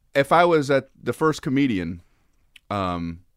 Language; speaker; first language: English; native; English